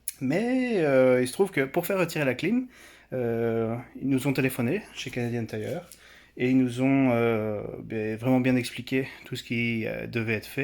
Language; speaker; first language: French; native; French